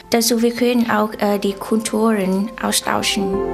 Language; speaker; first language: German; non-native, learner; Vietnamese